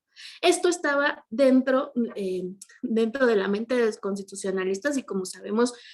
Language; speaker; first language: Spanish; native; Spanish